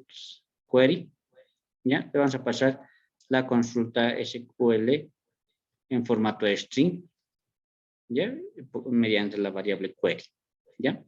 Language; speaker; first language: Spanish; native; Spanish